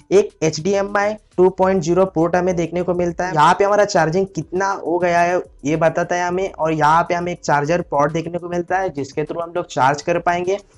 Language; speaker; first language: Hindi; native; Hindi